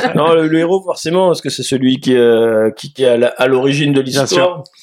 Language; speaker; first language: French; native; French